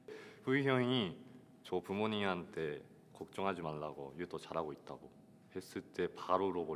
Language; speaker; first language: Korean; non-native, fluent; Japanese